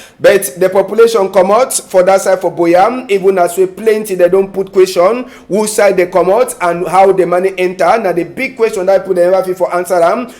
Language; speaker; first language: Nigerian Pidgin; native; Nigerian Pidgin